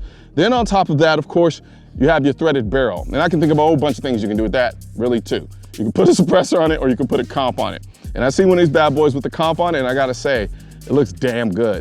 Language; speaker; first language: English; native; English